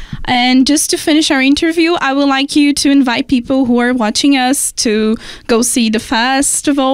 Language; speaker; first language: English; non-native, fluent; Portuguese